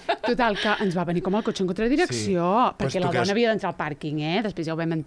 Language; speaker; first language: Catalan; native; Catalan